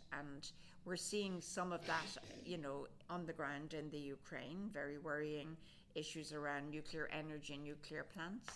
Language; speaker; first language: English; native; English